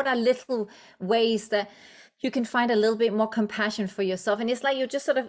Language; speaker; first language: English; non-native, fluent; Danish